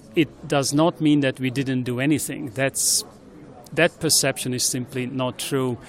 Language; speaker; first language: English; non-native, fluent; Hungarian